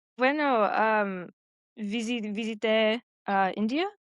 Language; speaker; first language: Spanish; non-native, learner; English